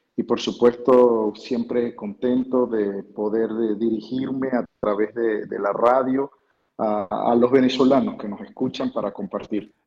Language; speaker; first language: Spanish; native; Spanish